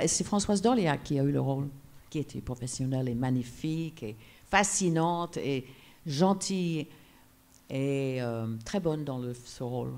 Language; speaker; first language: French; non-native, fluent; English